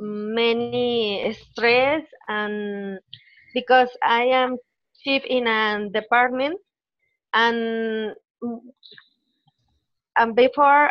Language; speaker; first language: English; non-native, learner; Spanish